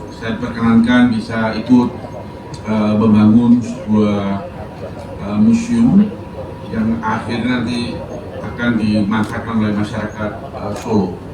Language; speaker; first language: Indonesian; native; Indonesian